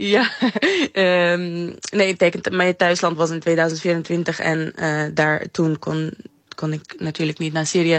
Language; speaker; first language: Dutch; non-native, fluent; Arabic